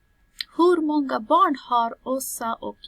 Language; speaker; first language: Swedish; non-native, fluent; Persian